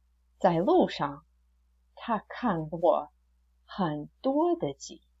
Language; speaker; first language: Chinese; non-native, fluent; English